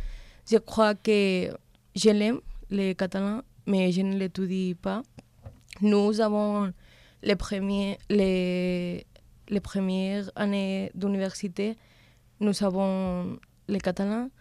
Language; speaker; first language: French; non-native, learner; Spanish